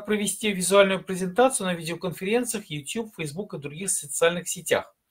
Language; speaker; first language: Russian; native; Russian